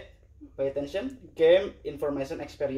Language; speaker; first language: English; non-native, learner; Indonesian